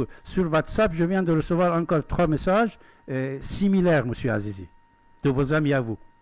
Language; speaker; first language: French; non-native, fluent; Persian